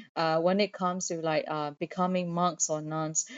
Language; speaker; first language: English; non-native, fluent; Burmese